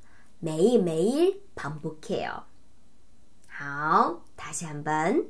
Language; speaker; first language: Korean; non-native, fluent; Chinese